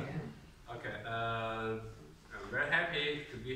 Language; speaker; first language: English; non-native, learner; Chinese